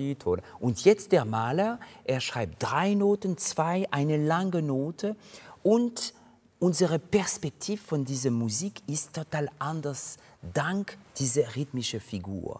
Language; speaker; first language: German; non-native, fluent; French